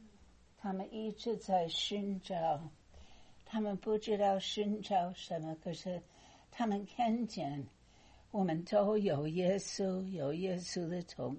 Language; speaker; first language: Chinese; non-native, fluent; English